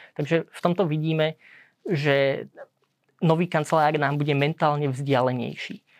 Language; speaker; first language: Slovak; early bilingual, heritage; Slovak